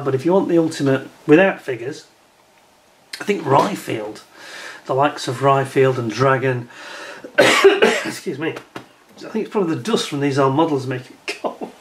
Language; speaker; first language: English; native; English